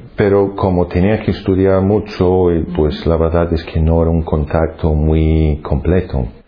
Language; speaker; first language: Spanish; non-native, fluent; English